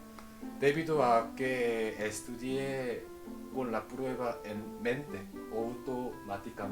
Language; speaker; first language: Spanish; non-native, fluent; Korean